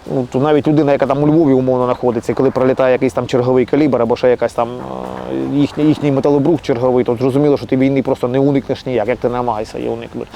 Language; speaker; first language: Ukrainian; native; Ukrainian